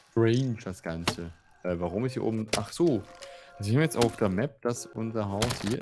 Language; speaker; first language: German; native; German